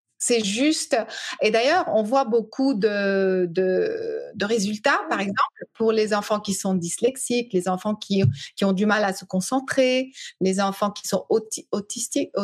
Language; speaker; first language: French; early bilingual, other home language; English